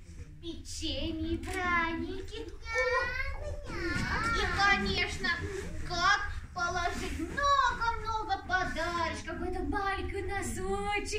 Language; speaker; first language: Russian; non-native, learner; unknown